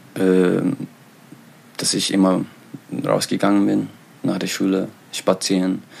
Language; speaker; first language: German; non-native, learner; Tigrinya